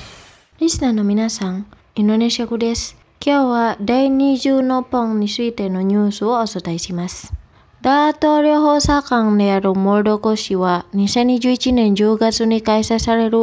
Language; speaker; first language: Japanese; non-native, fluent; Indonesian